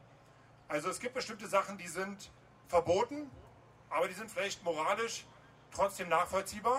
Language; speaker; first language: German; native; German